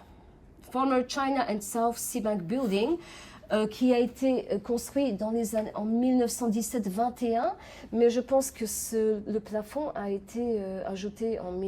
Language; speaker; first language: French; non-native, fluent; Polish